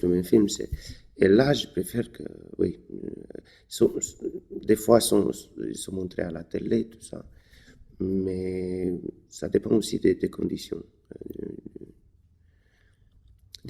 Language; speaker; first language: French; non-native, fluent; Romanian